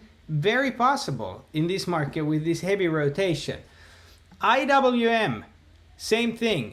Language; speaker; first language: English; native; English